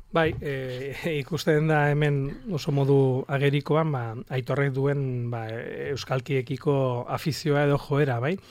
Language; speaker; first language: Basque; non-native, local second language; Spanish